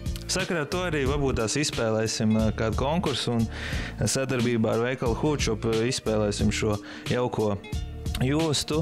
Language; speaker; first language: Latvian; native; Latvian